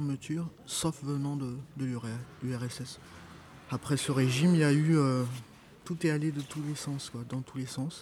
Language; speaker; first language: French; non-native, local second language; Malagasy